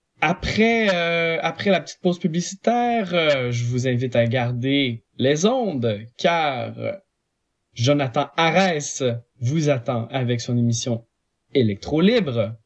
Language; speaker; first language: French; native; French